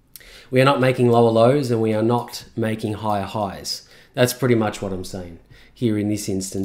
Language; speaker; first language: English; native; English